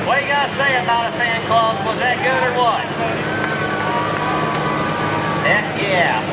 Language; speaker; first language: English; native; English